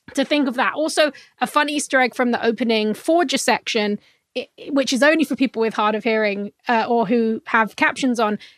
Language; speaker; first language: English; native; English